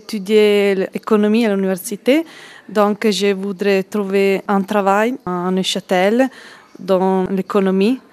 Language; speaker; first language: French; non-native, learner; Italian